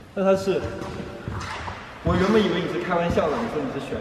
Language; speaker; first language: Chinese; native; Chinese